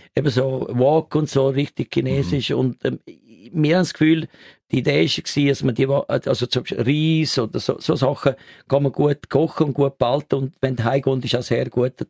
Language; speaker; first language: German; non-native, learner; Italian